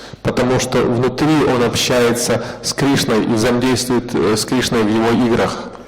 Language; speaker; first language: Russian; native; Russian